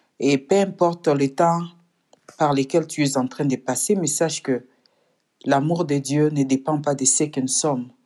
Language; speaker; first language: French; non-native, local second language; Lingala